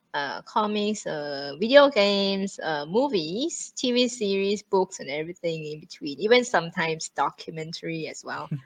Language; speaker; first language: English; non-native, fluent; Thai